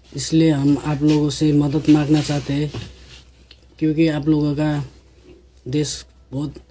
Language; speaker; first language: Hindi; non-native, local second language; Nepali